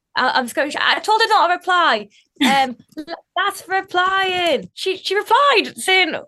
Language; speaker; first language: English; native; English